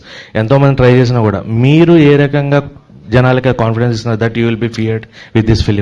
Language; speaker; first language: Telugu; native; Telugu